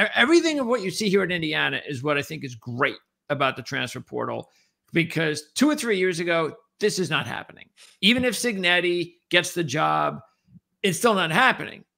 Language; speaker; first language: English; native; English